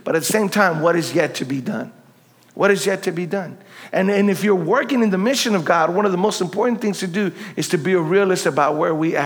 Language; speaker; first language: English; native; English